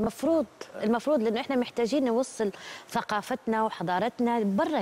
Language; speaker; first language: Arabic; native; Arabic